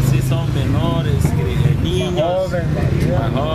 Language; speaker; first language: Spanish; non-native, learner; Portuguese